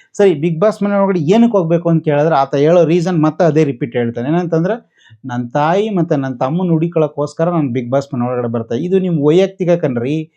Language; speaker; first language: Kannada; native; Kannada